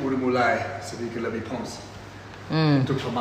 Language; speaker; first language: Indonesian; non-native, fluent; English